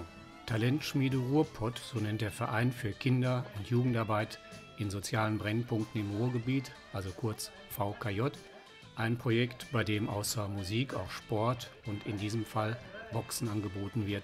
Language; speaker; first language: German; native; German